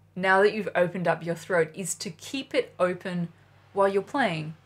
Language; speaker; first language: English; native; English